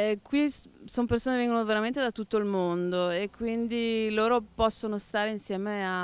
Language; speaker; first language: Italian; native; Italian